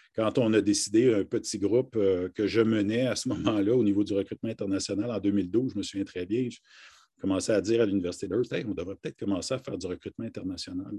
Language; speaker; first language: French; native; French